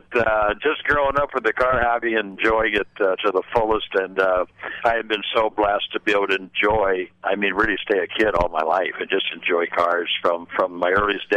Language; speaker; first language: English; native; English